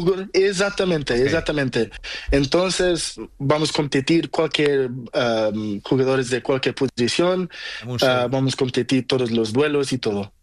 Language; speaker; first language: Spanish; non-native, learner; Portuguese